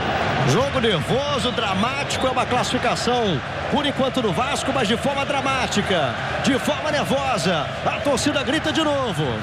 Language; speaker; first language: Portuguese; native; Portuguese